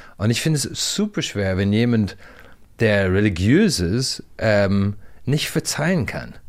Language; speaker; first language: German; non-native, fluent; English